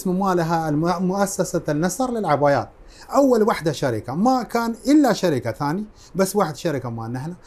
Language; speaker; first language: Arabic; non-native, fluent; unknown